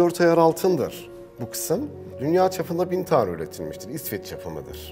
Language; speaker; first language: Turkish; native; Turkish